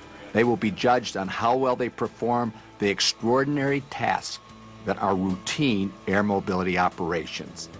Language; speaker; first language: English; native; English